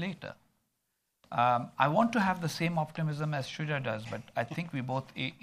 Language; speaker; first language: English; non-native, local second language; Urdu